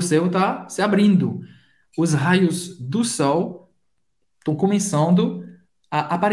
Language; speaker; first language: Portuguese; non-native, fluent; French